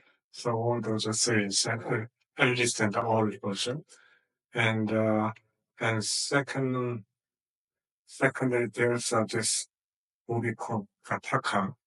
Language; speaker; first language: English; non-native, fluent; Korean